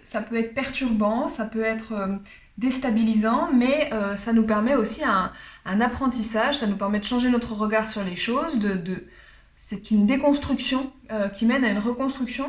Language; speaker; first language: French; native; French